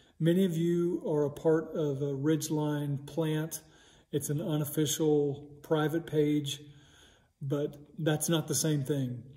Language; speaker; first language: English; native; English